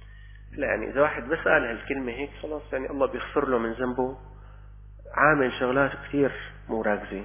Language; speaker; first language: Arabic; native; Arabic